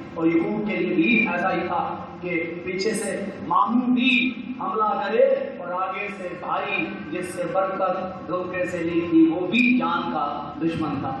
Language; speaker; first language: Urdu; non-native, local second language; Punjabi